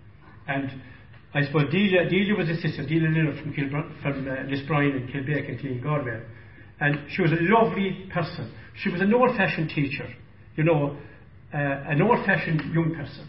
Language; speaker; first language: English; native; English